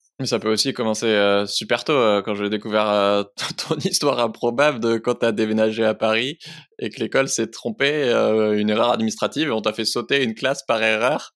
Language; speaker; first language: French; native; French